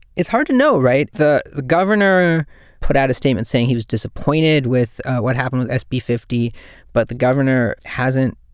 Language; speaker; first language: English; native; English